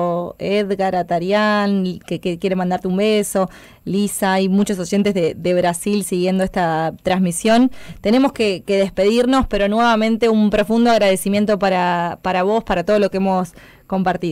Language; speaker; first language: Spanish; native; Spanish